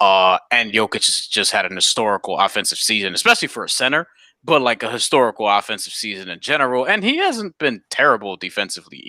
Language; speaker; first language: English; native; English